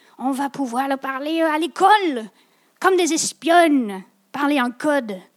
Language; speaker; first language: French; non-native, local second language; English